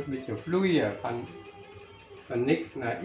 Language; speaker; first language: Dutch; non-native, learner; Lao